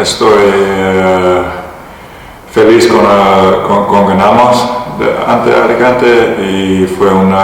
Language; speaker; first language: Spanish; non-native, learner; Dutch